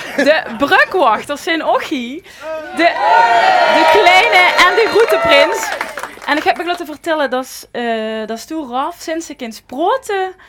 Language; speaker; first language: Dutch; non-native, local second language; Limburgish